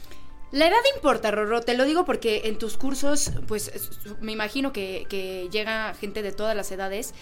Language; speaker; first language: Spanish; native; Spanish